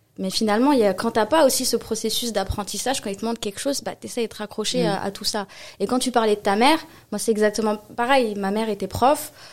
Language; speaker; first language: French; early bilingual, other home language; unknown